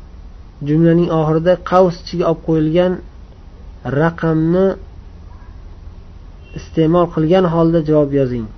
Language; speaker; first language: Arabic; non-native, fluent; Uzbek